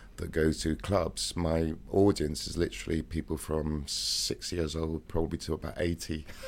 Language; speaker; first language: English; native; English